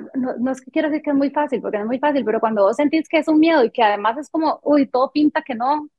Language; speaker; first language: Spanish; early bilingual, other home language; French